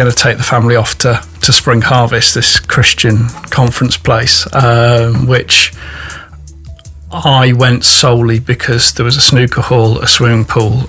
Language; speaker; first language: English; native; English